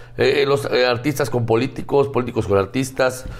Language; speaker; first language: Spanish; native; Spanish